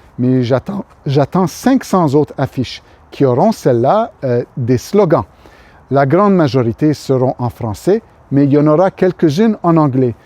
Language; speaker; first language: French; native; French